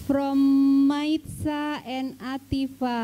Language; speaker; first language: English; non-native, learner; Indonesian